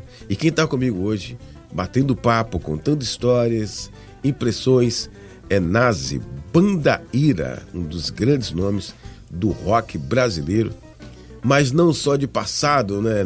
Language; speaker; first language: Portuguese; native; Portuguese